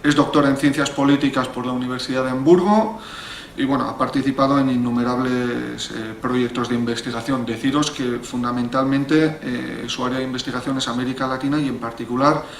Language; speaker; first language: Spanish; native; Spanish